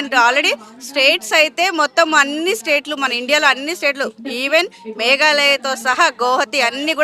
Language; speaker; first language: Telugu; native; Telugu